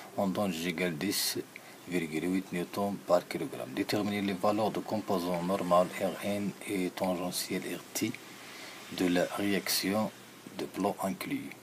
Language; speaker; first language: French; non-native, local second language; Arabic